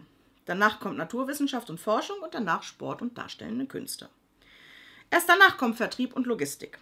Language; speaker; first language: German; native; German